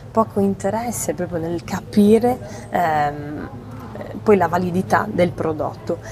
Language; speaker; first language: Italian; native; Italian